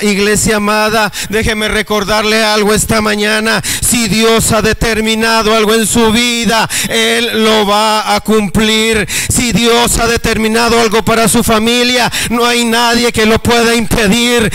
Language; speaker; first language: Spanish; native; Spanish